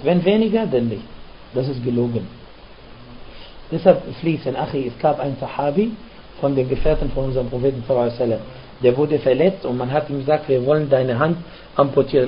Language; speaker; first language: German; non-native, fluent; Arabic